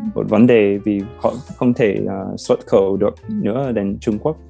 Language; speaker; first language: Vietnamese; non-native, fluent; English